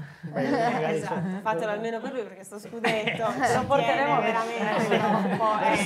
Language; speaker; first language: Italian; native; Italian